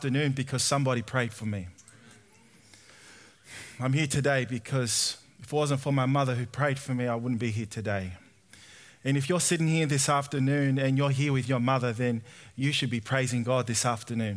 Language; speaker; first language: English; native; English